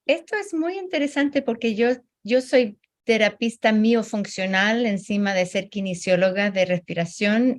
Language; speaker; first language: Spanish; non-native, fluent; English